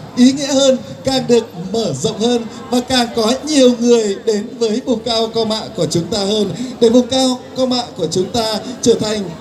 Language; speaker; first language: Vietnamese; non-native, local second language; Hmong